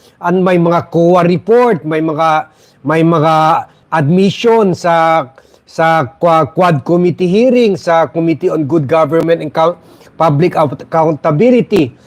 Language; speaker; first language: Filipino; native; Filipino